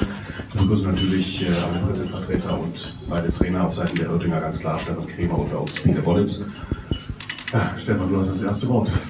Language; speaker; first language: German; native; German